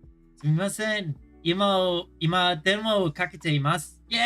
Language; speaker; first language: Japanese; non-native, learner; English